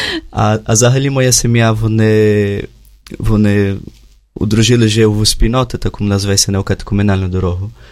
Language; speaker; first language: Ukrainian; non-native, learner; Portuguese